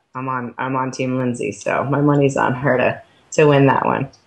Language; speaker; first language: English; native; English